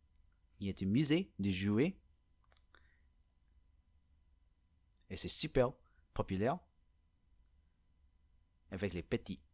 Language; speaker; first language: French; non-native, learner; English